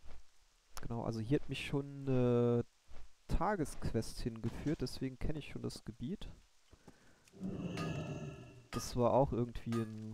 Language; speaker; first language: German; native; German